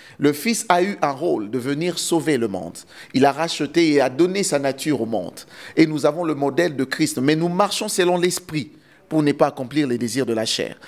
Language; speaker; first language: French; non-native, local second language; Lingala